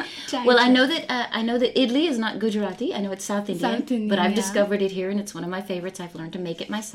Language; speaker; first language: English; native; English